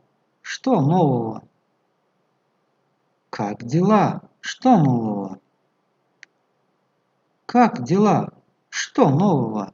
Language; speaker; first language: Russian; non-native, fluent; Tajik